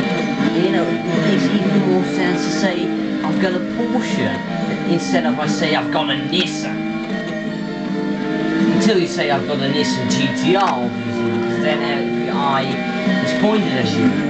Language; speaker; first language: English; non-native, fluent; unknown